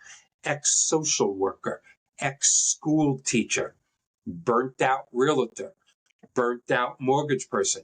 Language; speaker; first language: English; native; English